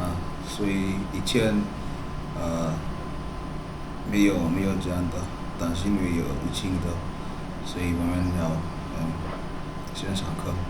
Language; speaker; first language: Chinese; non-native, learner; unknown